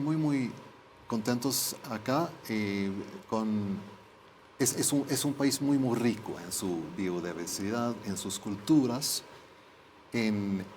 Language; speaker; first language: Spanish; non-native, fluent; Swedish